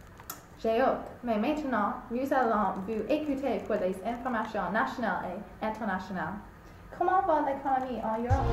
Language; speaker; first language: French; non-native, learner; English